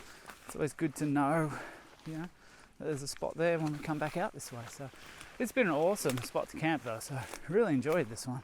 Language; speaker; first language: English; native; English